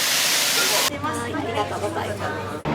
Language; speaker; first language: Japanese; native; Japanese